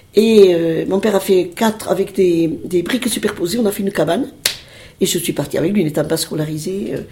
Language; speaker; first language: French; early bilingual, other home language; Spanish